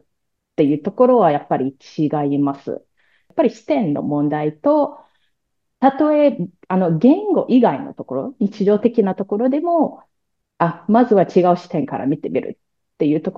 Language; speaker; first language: Japanese; non-native, fluent; Cantonese